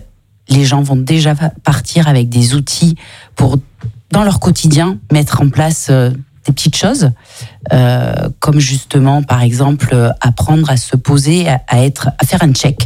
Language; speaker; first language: French; native; French